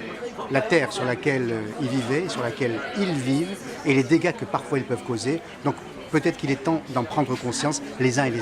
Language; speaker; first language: French; native; French